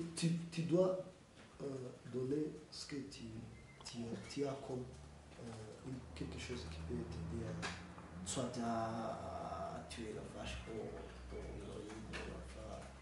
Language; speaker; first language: French; non-native, learner; Kinyarwanda